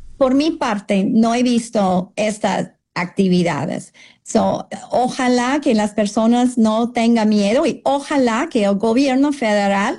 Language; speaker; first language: Spanish; non-native, fluent; English